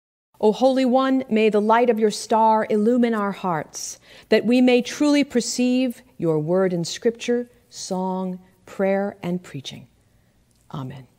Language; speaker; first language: English; native; English